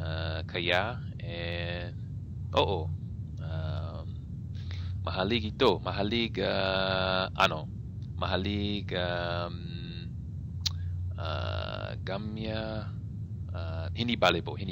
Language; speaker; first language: Filipino; non-native, learner; English